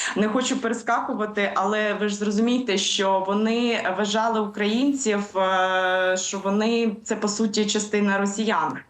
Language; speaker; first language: Ukrainian; native; Ukrainian